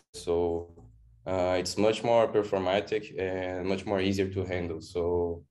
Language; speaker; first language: English; non-native, fluent; Portuguese